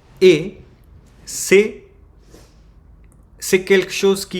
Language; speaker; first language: French; non-native, learner; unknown